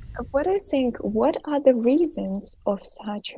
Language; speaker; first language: English; non-native, fluent; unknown